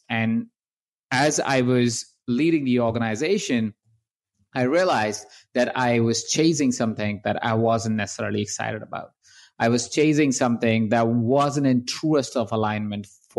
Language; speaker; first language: English; non-native, local second language; Hindi